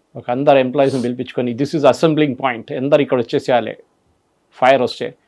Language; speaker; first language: Telugu; non-native, fluent; Malayalam